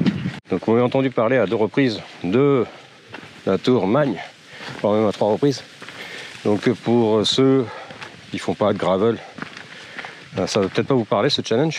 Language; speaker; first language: French; native; French